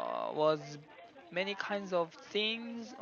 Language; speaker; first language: English; non-native, learner; Korean